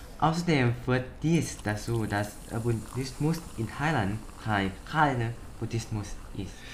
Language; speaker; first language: German; non-native, learner; Thai